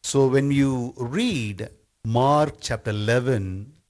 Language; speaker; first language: English; non-native, local second language; Tamil